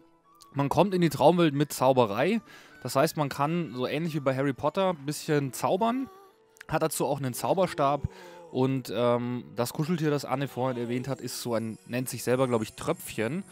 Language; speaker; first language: German; native; German